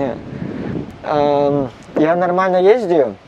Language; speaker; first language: Russian; non-native, learner; Cantonese